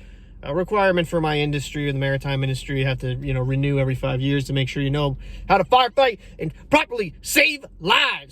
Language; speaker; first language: English; native; English